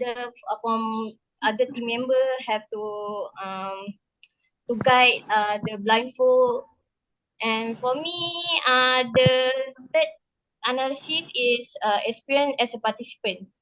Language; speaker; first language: English; non-native, local second language; Malay